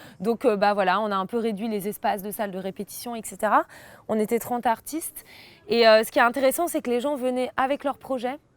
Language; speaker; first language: French; native; French